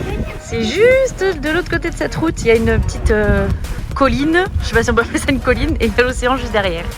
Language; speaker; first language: French; native; French